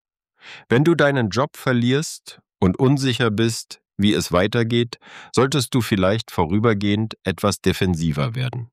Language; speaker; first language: German; native; German